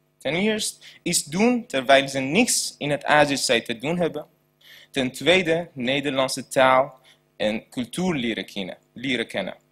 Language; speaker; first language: Dutch; non-native, learner; Persian